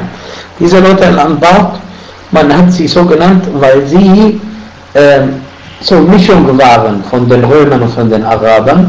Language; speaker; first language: German; non-native, fluent; Arabic